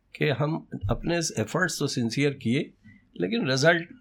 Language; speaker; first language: Hindi; native; Hindi